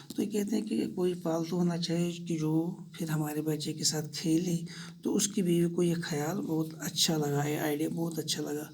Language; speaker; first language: Urdu; non-native, local second language; Kashmiri